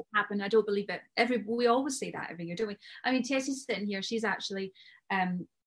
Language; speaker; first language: English; native; English